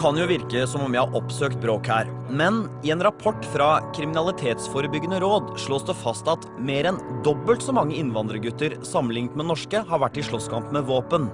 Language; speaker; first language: Norwegian; native; Norwegian